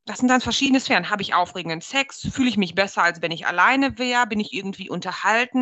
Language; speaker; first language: German; native; German